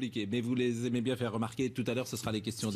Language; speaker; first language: French; native; French